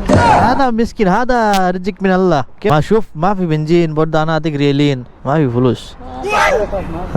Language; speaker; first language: Arabic; non-native, learner; Bangla